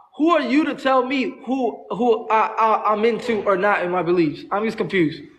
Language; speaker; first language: English; early bilingual, other home language; Spanish